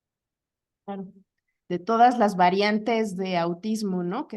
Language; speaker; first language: Spanish; native; Spanish